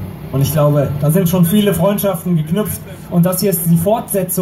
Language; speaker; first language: German; native; German